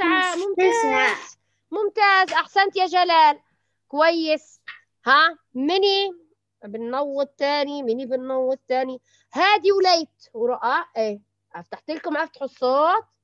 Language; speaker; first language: Arabic; native; Arabic